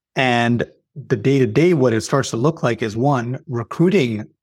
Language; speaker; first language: English; early bilingual, other home language; Arabic